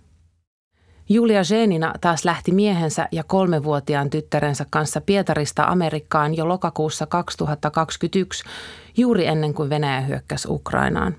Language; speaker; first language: Finnish; native; Finnish